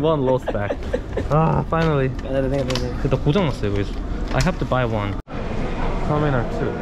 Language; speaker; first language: English; non-native, fluent; Korean